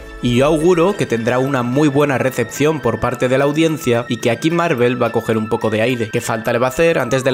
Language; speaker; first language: Spanish; native; Spanish